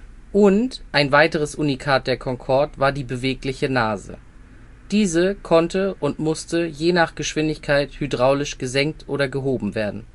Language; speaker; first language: German; native; German